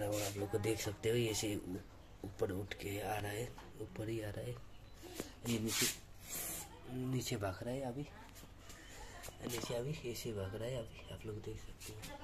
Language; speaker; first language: Hindi; non-native, local second language; Nepali